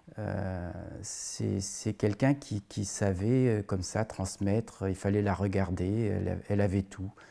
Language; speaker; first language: French; native; French